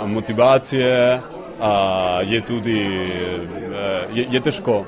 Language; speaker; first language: Slovenian; non-native, learner; Spanish